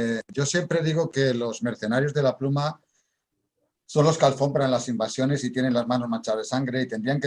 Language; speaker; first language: Spanish; native; Spanish